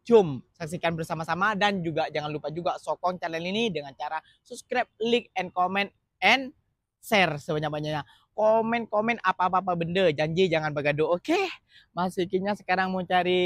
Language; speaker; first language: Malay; non-native, local second language; Javanese